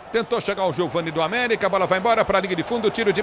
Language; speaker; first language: Portuguese; native; Portuguese